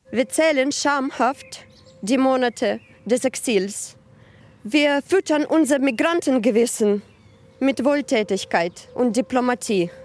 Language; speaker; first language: German; non-native, fluent; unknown